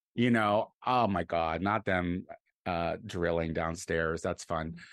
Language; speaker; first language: English; native; English